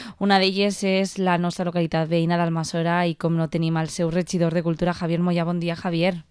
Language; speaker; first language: Catalan; native; Catalan